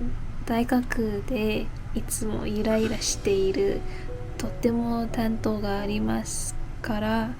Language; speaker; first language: Japanese; non-native, learner; English